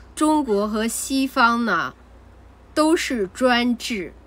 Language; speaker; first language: Chinese; native; Chinese